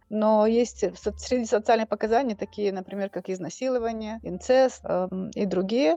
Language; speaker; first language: Russian; non-native, local second language; Romanian